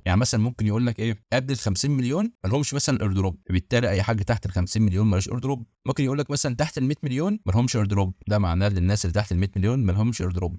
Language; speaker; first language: Arabic; native; Arabic